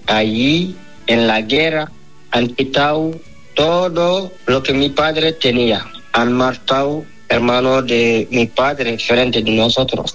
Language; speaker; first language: Spanish; non-native, learner; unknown